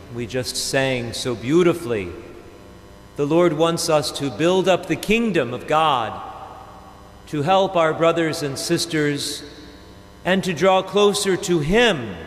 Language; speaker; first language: English; native; English